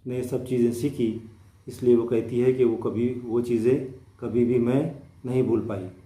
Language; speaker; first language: Hindi; non-native, local second language; Marathi